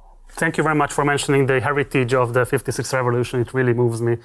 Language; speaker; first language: English; non-native, fluent; Hungarian